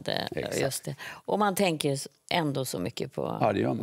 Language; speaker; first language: Swedish; native; Swedish